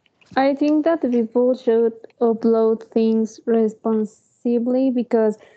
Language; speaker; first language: English; non-native, learner; Spanish